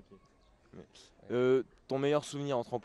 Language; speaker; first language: French; native; French